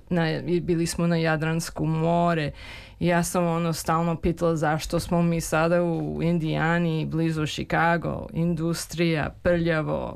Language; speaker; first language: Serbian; early bilingual, heritage; Serbian